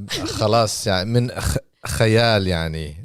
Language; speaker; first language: Arabic; non-native, fluent; English